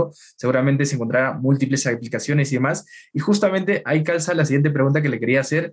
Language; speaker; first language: Spanish; native; Spanish